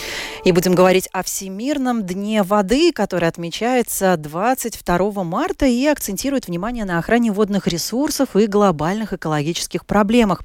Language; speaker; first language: Russian; native; Russian